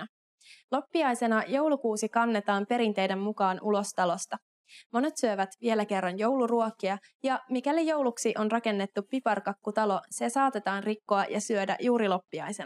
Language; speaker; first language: Finnish; native; Finnish